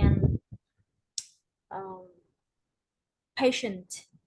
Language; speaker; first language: English; non-native, learner; Vietnamese